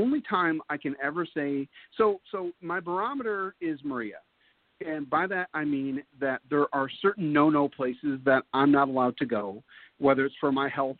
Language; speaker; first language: English; native; English